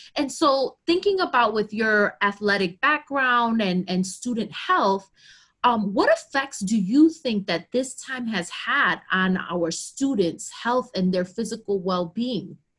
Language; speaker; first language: English; early bilingual, other home language; Spanish